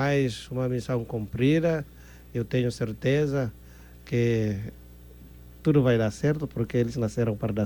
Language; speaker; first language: Portuguese; non-native, fluent; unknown